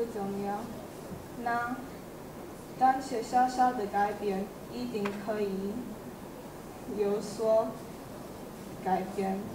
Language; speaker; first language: Chinese; non-native, learner; Indonesian